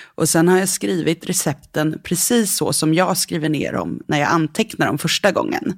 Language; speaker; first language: Swedish; native; Swedish